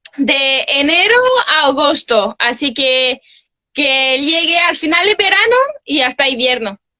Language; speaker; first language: Spanish; non-native, fluent; French